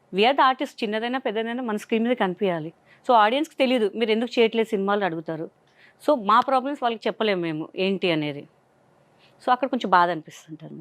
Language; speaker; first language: Telugu; non-native, local second language; Hindi